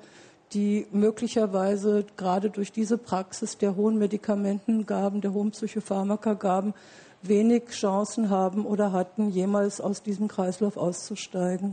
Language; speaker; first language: German; native; German